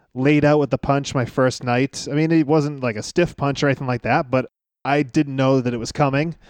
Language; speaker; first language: English; native; English